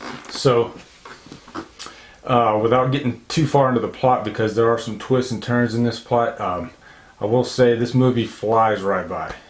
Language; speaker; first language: English; native; English